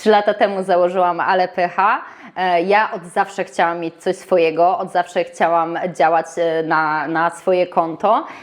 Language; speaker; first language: Polish; native; Polish